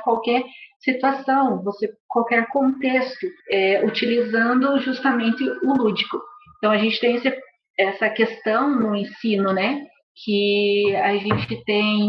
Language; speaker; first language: Portuguese; native; Portuguese